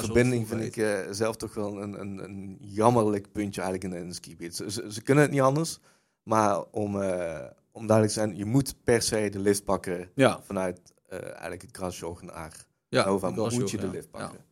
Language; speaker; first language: Dutch; native; Dutch